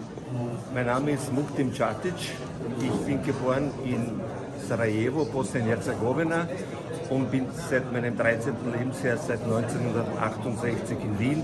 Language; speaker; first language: German; non-native, fluent; Bosnian